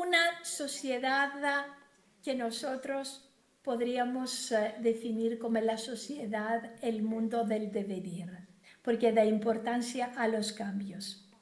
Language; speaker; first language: Spanish; non-native, fluent; Greek